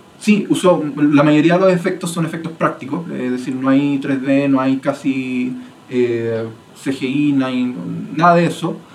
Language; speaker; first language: Spanish; native; Spanish